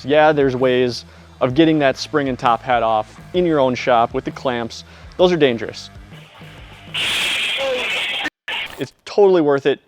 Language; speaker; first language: English; native; English